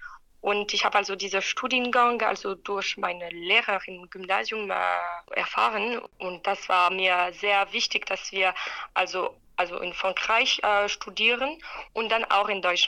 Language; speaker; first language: German; non-native, fluent; French